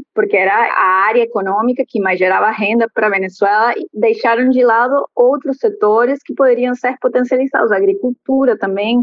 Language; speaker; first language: Portuguese; non-native, fluent; Spanish